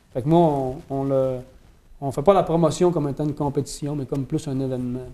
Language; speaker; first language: French; native; French